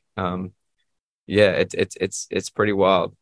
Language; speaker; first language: English; native; English